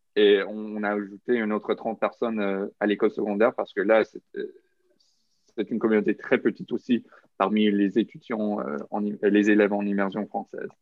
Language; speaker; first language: French; non-native, local second language; English